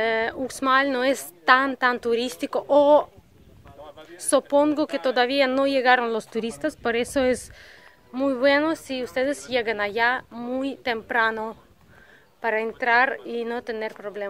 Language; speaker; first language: Spanish; non-native, learner; Russian